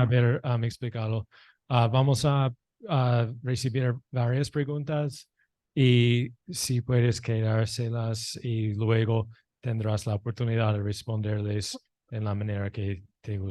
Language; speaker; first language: Spanish; non-native, fluent; English